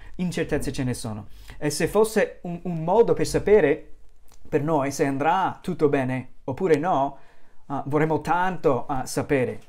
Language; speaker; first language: Italian; non-native, fluent; English